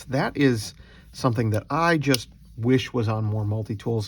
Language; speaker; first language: English; native; English